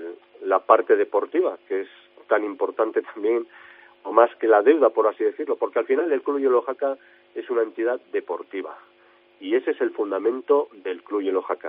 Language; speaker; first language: Spanish; native; Spanish